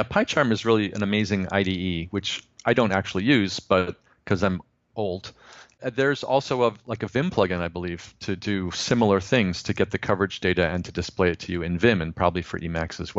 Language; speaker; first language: English; native; English